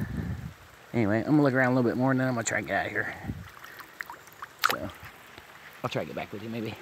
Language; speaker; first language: English; native; English